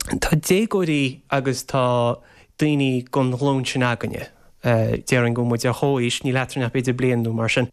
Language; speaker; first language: Irish; native; Irish